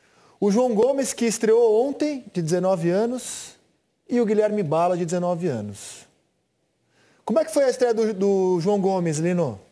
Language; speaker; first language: Portuguese; native; Portuguese